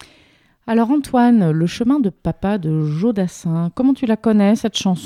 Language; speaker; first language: French; native; French